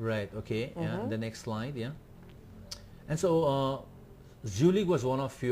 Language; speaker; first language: English; non-native, fluent; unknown